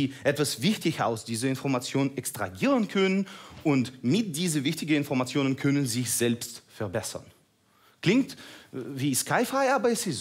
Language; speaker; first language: German; non-native, fluent; Russian